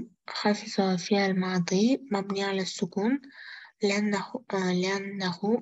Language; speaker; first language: Arabic; non-native, learner; Uzbek